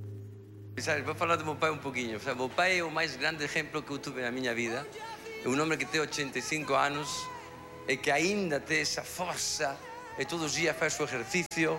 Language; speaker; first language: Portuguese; non-native, learner; Spanish